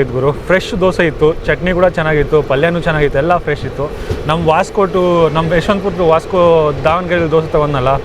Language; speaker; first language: Kannada; non-native, local second language; Hindi